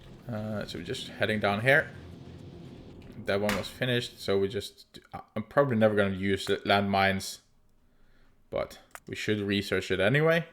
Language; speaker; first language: English; non-native, fluent; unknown